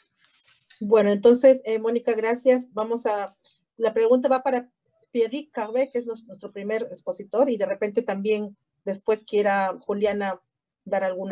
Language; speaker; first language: Spanish; native; Spanish